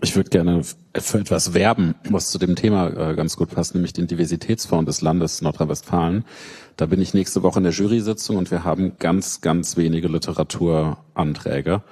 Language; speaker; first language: German; native; German